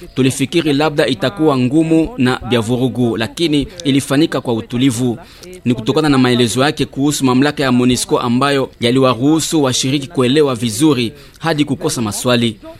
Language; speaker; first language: Swahili; native; Swahili